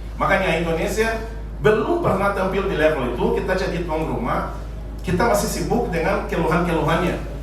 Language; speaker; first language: Indonesian; non-native, fluent; Portuguese